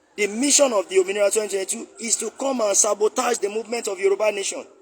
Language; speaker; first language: English; non-native, local second language; Yoruba